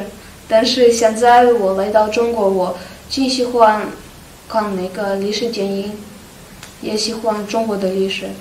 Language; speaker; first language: Chinese; non-native, fluent; Russian